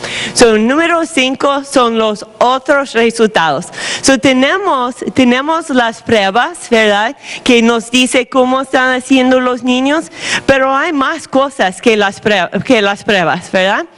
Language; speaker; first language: Spanish; non-native, fluent; English